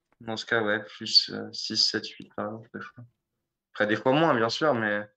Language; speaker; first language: French; native; French